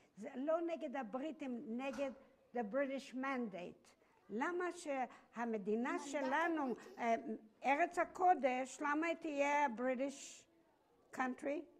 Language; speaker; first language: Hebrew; native; Hebrew